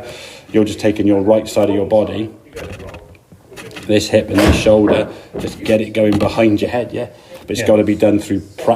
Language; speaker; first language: English; native; English